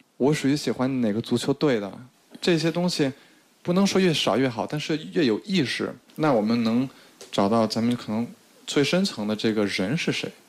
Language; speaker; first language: Chinese; non-native, fluent; French